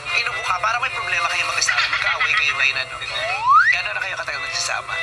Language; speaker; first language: Filipino; native; Filipino